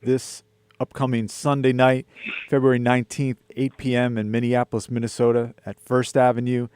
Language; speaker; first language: English; native; English